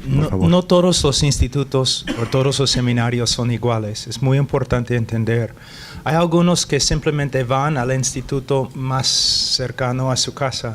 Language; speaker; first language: Spanish; non-native, fluent; English